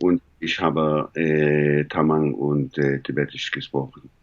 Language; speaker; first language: German; non-native, learner; English